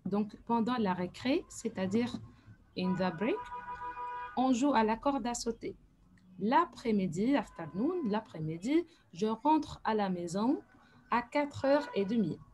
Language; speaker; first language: French; non-native, fluent; Arabic